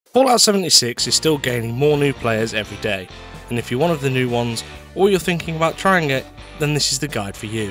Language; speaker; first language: English; native; English